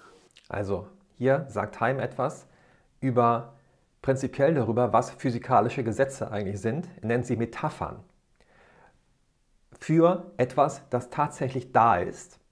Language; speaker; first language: German; native; German